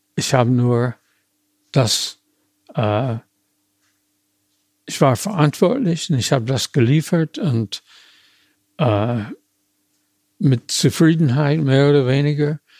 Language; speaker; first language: German; non-native, fluent; English